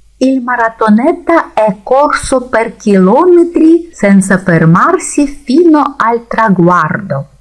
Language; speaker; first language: Italian; non-native, fluent; Ukrainian